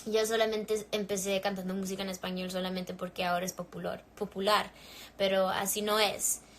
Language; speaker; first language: Spanish; early bilingual, other home language; English